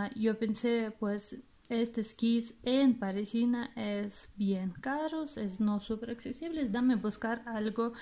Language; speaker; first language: Spanish; non-native, fluent; Russian